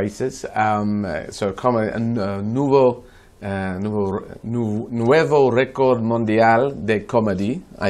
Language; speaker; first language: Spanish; non-native, learner; English